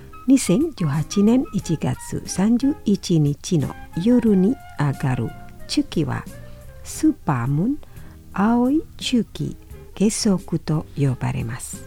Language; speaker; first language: Japanese; non-native, fluent; Indonesian